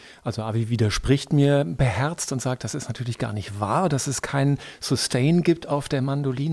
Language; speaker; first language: German; native; German